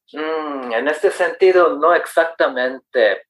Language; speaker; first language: Spanish; non-native, fluent; Japanese